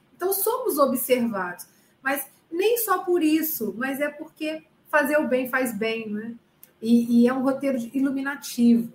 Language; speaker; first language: Portuguese; native; Portuguese